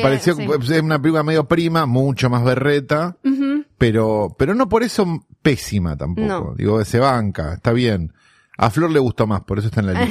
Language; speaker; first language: Spanish; native; Spanish